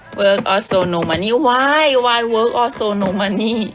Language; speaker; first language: English; non-native, learner; Thai